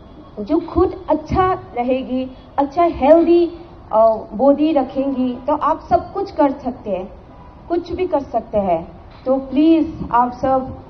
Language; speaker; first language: Hindi; non-native, local second language; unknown